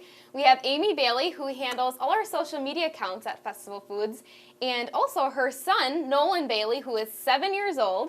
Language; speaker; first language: English; native; English